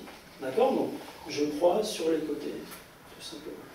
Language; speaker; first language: French; native; French